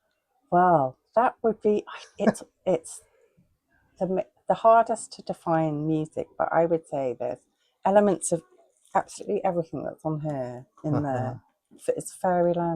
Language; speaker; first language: English; native; English